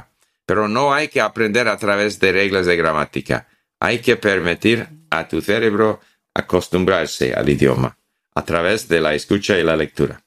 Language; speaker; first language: Spanish; non-native, fluent; English